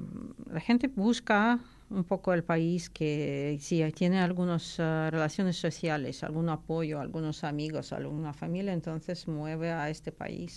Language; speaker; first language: Spanish; non-native, learner; Ukrainian